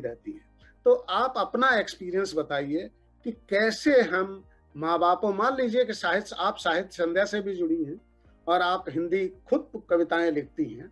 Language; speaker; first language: Hindi; native; Hindi